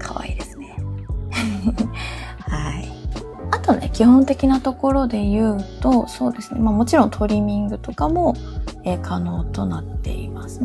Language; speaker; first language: Japanese; native; Japanese